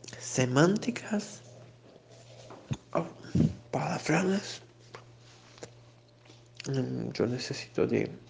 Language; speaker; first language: Spanish; non-native, learner; Portuguese